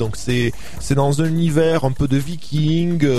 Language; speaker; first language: French; native; French